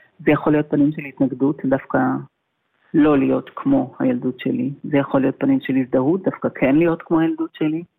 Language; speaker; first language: Hebrew; native; Hebrew